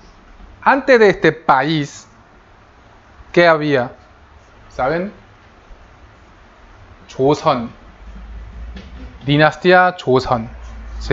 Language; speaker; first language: Spanish; non-native, fluent; Korean